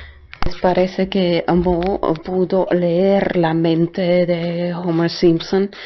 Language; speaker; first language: Spanish; non-native, fluent; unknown